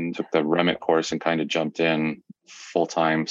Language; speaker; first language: English; native; English